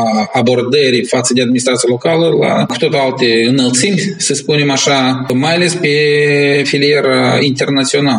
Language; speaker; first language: Romanian; native; Romanian